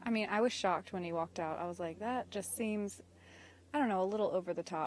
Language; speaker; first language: English; native; English